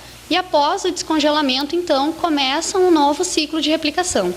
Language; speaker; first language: Portuguese; native; Portuguese